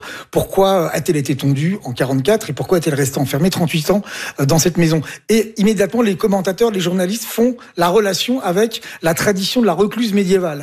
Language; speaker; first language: French; native; French